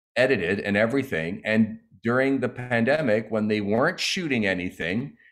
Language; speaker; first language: English; early bilingual, other home language; Italian